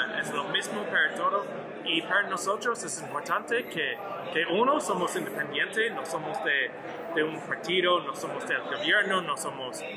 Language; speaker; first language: Spanish; non-native, learner; English